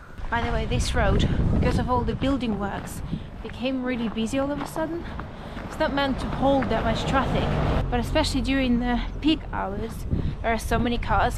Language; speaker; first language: English; non-native, fluent; Russian